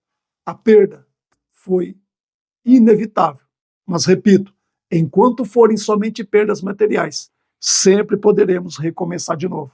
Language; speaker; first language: Portuguese; native; Portuguese